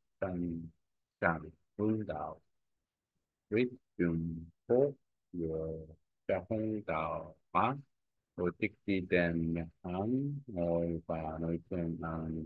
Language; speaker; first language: Vietnamese; non-native, learner; Korean